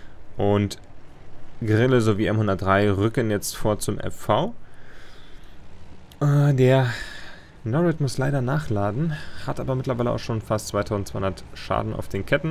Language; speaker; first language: German; native; German